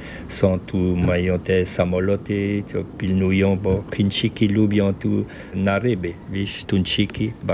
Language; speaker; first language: Polish; early bilingual, heritage; Polish